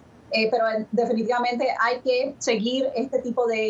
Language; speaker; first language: Spanish; early bilingual, other home language; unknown